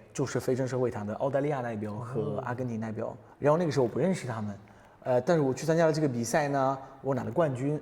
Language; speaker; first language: Chinese; non-native, fluent; Italian